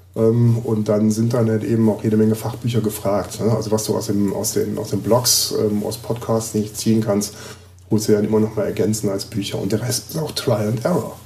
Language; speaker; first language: German; native; German